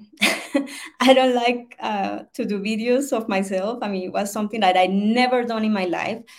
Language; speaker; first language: English; non-native, fluent; Spanish